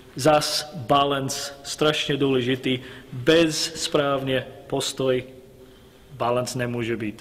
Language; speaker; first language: Czech; non-native, learner; English